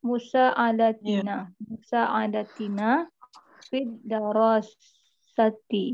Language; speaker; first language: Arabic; non-native, learner; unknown